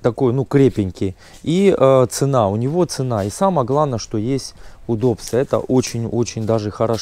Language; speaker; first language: Russian; native; Russian